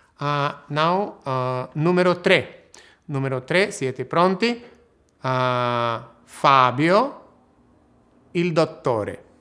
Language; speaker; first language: Italian; non-native, fluent; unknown